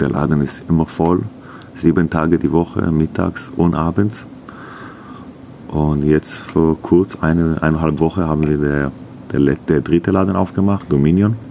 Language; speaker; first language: German; non-native, learner; Hebrew